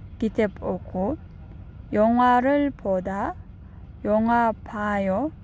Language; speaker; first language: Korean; non-native, fluent; Kyrgyz